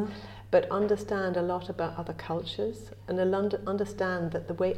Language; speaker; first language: English; native; English